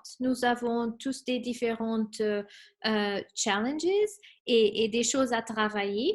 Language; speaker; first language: French; non-native, fluent; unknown